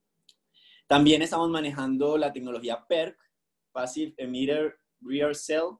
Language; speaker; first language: Spanish; native; Spanish